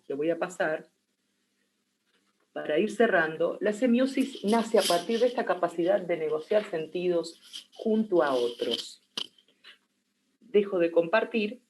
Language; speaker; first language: Spanish; native; Spanish